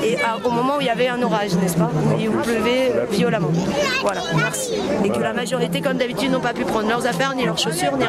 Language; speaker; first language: French; native; French